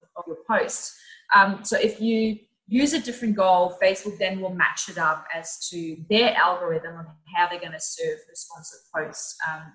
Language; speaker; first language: English; non-native, fluent; Dutch